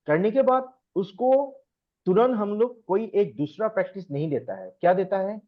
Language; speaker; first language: Hindi; non-native, local second language; Assamese